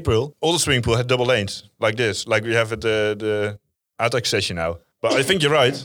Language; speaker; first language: English; non-native, fluent; Dutch